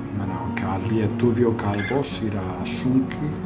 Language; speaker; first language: Lithuanian; non-native, learner; English